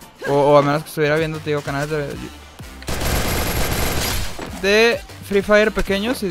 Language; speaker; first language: Spanish; native; Spanish